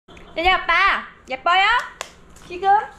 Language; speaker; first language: Korean; non-native, learner; Vietnamese